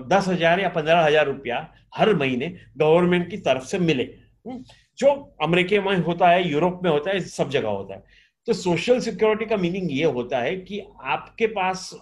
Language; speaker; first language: Hindi; non-native, local second language; Gujarati